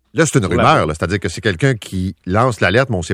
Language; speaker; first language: French; native; French